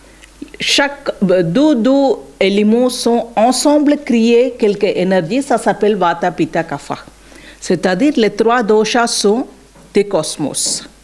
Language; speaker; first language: French; non-native, learner; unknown